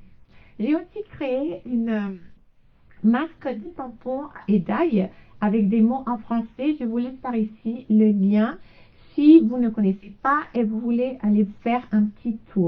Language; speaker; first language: French; non-native, fluent; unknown